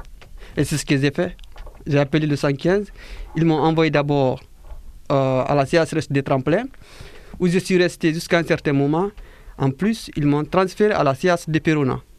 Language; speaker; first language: French; non-native, fluent; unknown